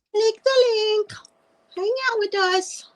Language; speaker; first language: English; native; English